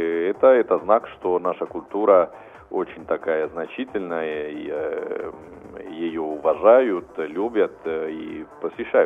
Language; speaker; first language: Russian; non-native, fluent; Italian